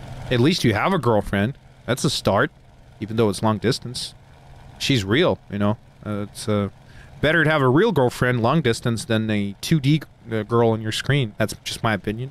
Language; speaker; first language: English; early bilingual, other home language; Russian